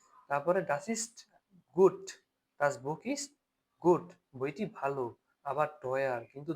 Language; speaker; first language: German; non-native, fluent; Bangla